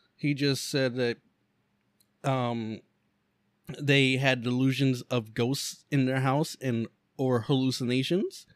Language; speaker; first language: English; native; English